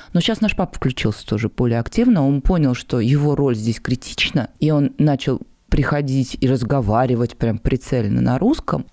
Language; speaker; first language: Russian; native; Russian